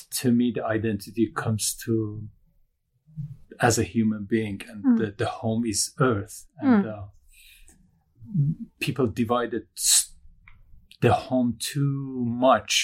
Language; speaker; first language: English; non-native, fluent; Turkish